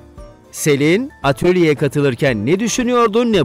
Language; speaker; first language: Turkish; native; Turkish